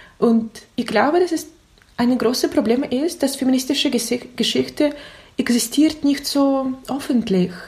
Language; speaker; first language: German; non-native, learner; Russian